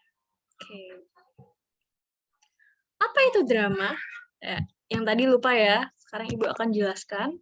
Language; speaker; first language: Indonesian; native; Indonesian